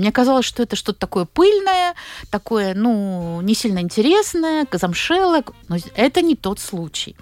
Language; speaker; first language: Russian; native; Russian